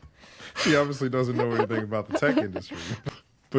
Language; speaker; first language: English; native; English